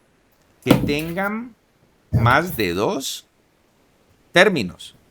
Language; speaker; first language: Spanish; native; Spanish